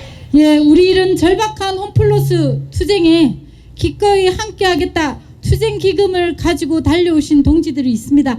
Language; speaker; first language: Korean; native; Korean